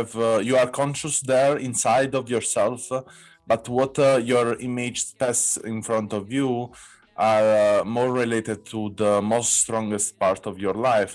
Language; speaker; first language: English; non-native, fluent; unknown